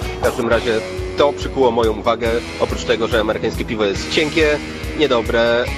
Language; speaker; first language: Polish; native; Polish